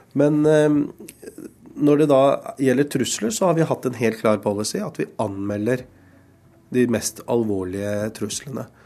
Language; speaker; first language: Norwegian; early bilingual, other home language; Urdu